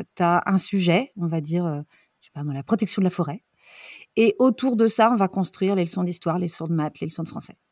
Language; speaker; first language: French; native; French